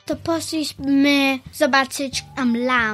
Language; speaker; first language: Polish; early bilingual, heritage; Polish